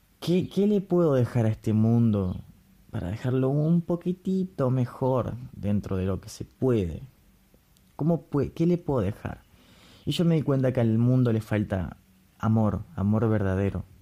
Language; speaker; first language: Spanish; native; Spanish